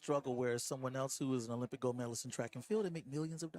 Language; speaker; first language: English; native; English